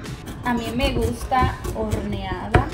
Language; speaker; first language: Spanish; early bilingual, heritage; Spanish